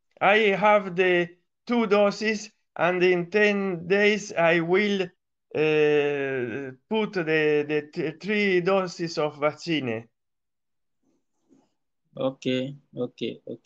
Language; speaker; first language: English; non-native, learner; Italian